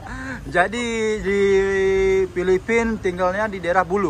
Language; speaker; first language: Indonesian; non-native, local second language; Achinese